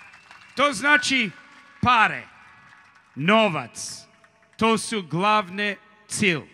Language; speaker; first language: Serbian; early bilingual, heritage; Serbian